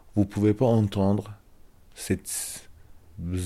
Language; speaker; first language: French; non-native, fluent; Turkish